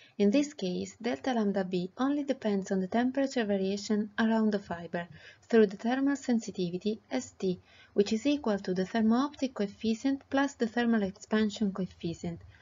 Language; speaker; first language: English; non-native, fluent; Italian